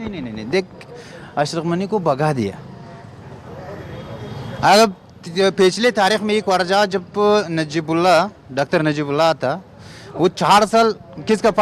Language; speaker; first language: Hindi; non-native, learner; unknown